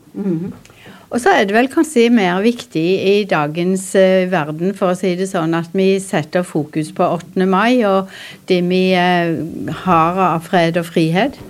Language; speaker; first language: Norwegian; native; Norwegian